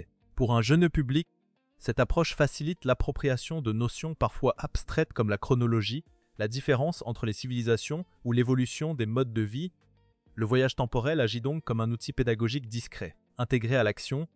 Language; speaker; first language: French; native; French